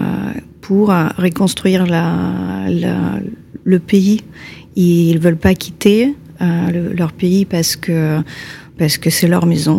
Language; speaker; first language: French; non-native, fluent; Ukrainian